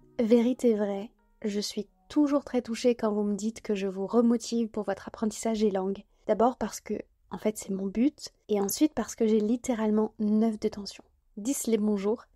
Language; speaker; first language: French; native; French